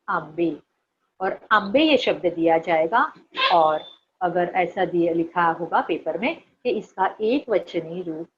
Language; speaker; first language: Hindi; non-native, local second language; Marathi